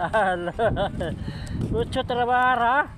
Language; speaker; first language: Spanish; non-native, learner; Filipino